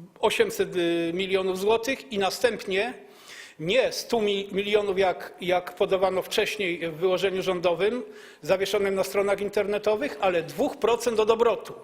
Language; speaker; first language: Polish; native; Polish